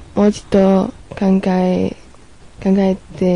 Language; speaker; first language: Japanese; non-native, learner; Chinese